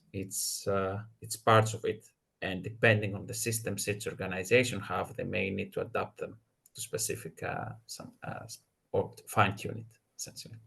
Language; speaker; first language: English; non-native, fluent; Greek